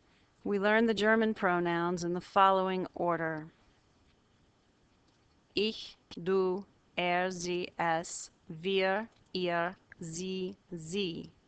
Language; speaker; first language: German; non-native, fluent; English